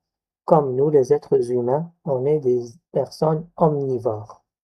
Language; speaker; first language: French; non-native, local second language; Arabic